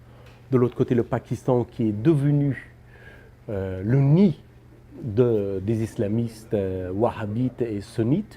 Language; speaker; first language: French; non-native, fluent; Persian